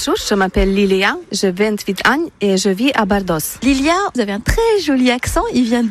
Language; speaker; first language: French; native; French